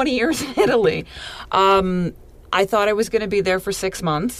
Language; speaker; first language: English; native; English